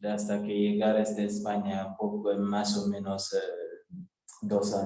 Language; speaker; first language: Spanish; non-native, learner; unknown